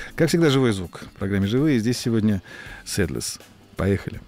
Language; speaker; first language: Russian; native; Russian